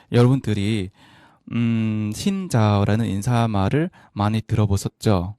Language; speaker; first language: Korean; non-native, fluent; Vietnamese